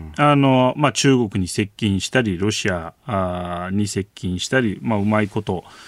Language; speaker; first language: Japanese; non-native, fluent; Turkish